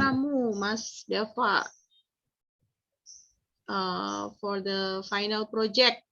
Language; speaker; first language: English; non-native, fluent; Indonesian